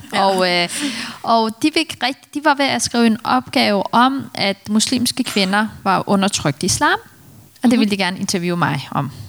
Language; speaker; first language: Danish; early bilingual, other home language; Turkish